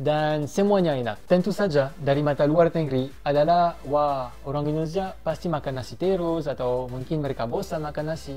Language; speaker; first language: Indonesian; non-native, fluent; French